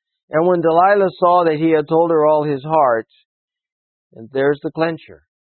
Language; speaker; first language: English; native; English